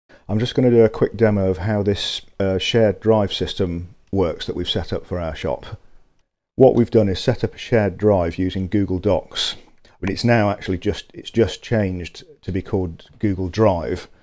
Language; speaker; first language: English; native; English